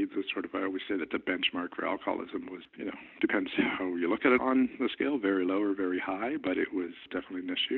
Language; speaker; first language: English; native; English